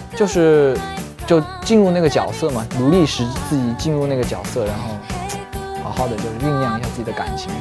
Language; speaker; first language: Chinese; native; Chinese